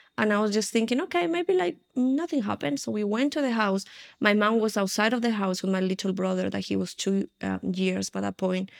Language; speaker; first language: English; non-native, fluent; Spanish